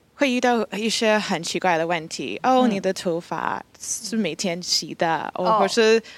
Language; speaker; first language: Chinese; non-native, fluent; English